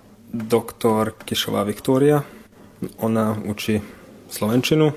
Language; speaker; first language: Slovak; non-native, local second language; Hungarian